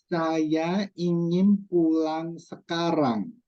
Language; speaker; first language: Indonesian; non-native, fluent; Chinese